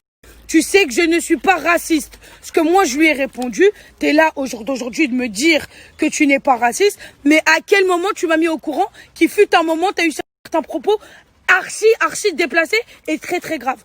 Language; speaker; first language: French; native; French